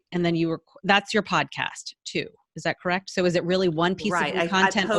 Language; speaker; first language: English; native; English